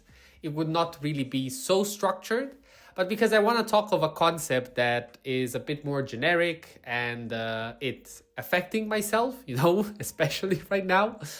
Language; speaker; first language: English; non-native, fluent; Italian